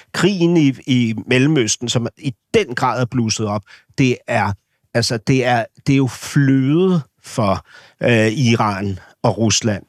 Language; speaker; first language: Danish; native; Danish